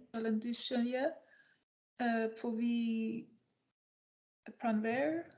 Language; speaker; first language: Albanian; non-native, learner; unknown